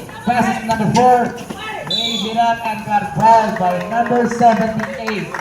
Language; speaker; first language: English; non-native, local second language; Indonesian